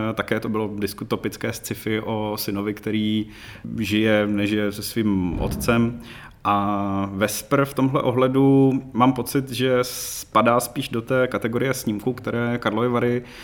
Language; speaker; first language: Czech; native; Czech